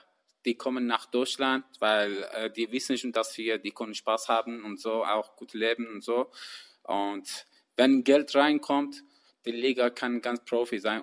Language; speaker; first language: German; non-native, learner; Persian